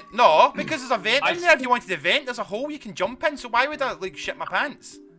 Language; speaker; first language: English; native; English